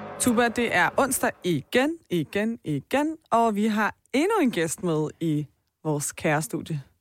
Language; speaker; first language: Danish; early bilingual, other home language; Persian